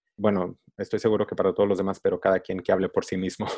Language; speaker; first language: Spanish; early bilingual, other home language; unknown